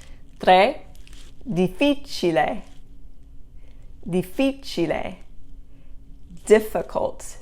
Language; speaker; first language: Italian; non-native, fluent; English